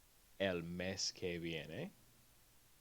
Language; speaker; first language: Spanish; non-native, fluent; English